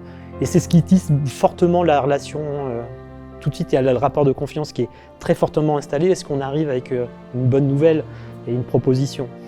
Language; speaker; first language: French; native; French